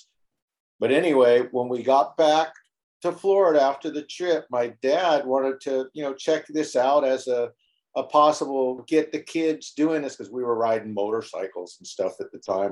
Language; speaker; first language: English; native; English